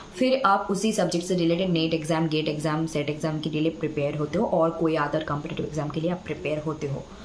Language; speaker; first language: Hindi; non-native, local second language; Bangla